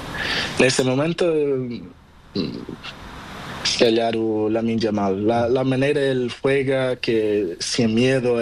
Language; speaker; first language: Spanish; non-native, learner; Portuguese